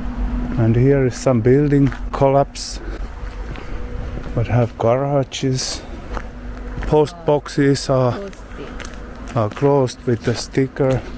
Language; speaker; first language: English; non-native, learner; Finnish